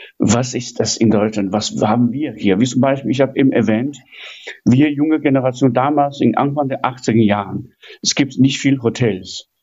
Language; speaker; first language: German; non-native, fluent; Chinese